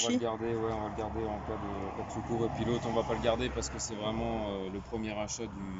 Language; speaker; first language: French; native; French